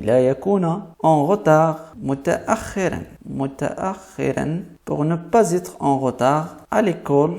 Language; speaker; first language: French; non-native, fluent; Arabic